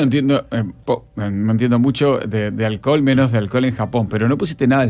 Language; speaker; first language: Spanish; native; Spanish